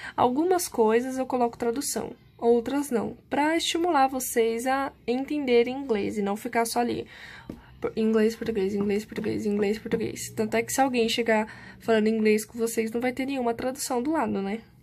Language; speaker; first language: Portuguese; native; Portuguese